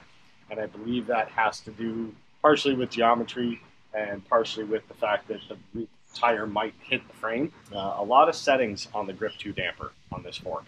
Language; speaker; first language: English; native; English